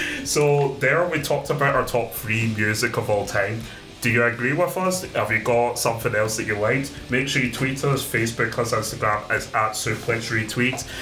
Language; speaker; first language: English; native; English